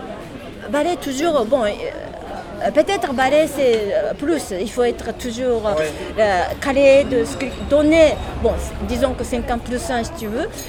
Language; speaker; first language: French; non-native, learner; Japanese